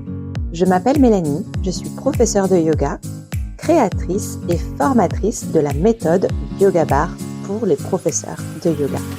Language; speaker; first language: French; native; French